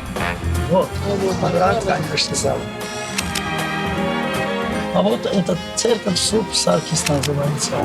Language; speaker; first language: Russian; non-native, fluent; Armenian